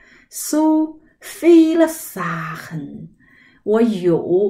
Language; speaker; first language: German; non-native, learner; Chinese